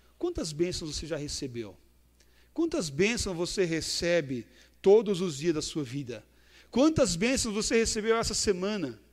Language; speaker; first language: Portuguese; native; Portuguese